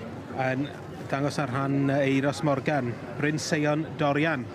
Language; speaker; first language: Welsh; native; Welsh